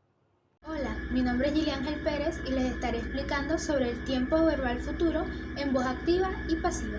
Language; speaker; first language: Spanish; native; Spanish